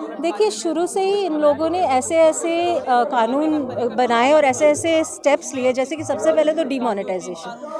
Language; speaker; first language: Hindi; non-native, local second language; Bangla